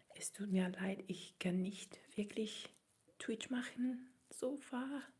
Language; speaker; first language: German; non-native, learner; Italian